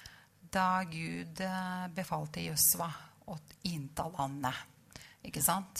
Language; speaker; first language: Norwegian; non-native, fluent; Russian